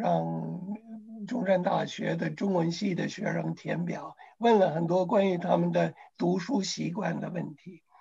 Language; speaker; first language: Chinese; non-native, fluent; English